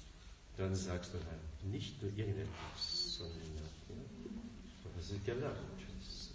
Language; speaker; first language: German; non-native, fluent; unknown